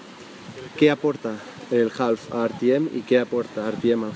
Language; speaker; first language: Spanish; native; Spanish